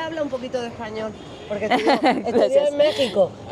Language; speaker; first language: Spanish; native; Spanish